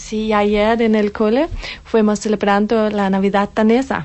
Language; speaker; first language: Spanish; non-native, learner; Danish